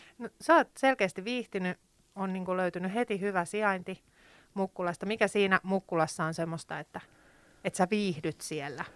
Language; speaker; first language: Finnish; native; Finnish